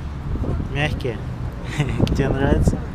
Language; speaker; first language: Russian; native; Russian